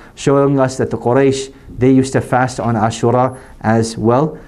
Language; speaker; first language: English; native; English